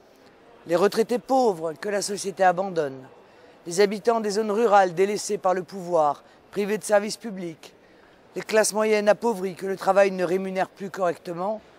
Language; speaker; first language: French; native; French